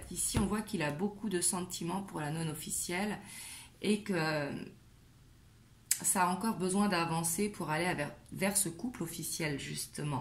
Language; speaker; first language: French; native; French